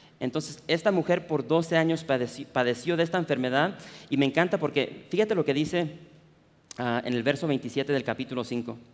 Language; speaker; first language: Spanish; early bilingual, heritage; Spanish